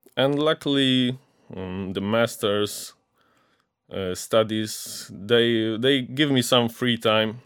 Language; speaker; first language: English; non-native, fluent; Polish